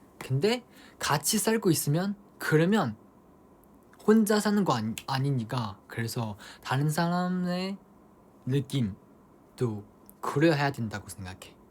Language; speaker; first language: Korean; non-native, fluent; Chinese